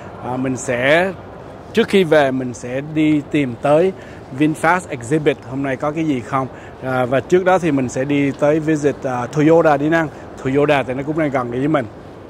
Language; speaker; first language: Vietnamese; native; Vietnamese